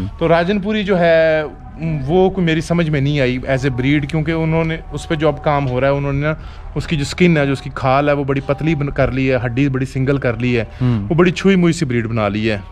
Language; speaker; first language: Urdu; non-native, local second language; Punjabi